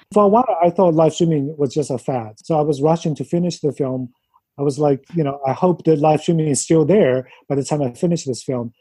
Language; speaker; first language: English; non-native, fluent; Chinese